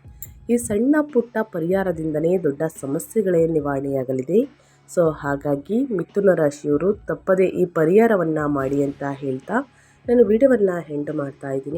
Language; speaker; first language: Kannada; native; Kannada